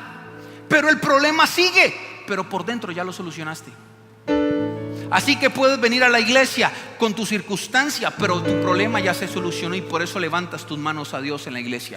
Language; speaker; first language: Spanish; native; Spanish